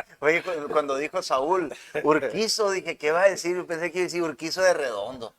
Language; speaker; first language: Spanish; native; Spanish